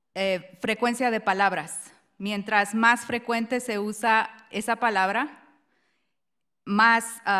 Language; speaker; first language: Spanish; native; Spanish